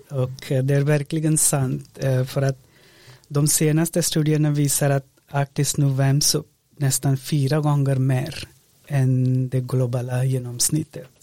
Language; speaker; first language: Swedish; non-native, fluent; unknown